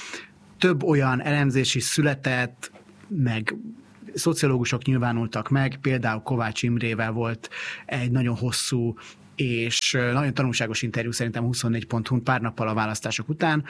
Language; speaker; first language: Hungarian; native; Hungarian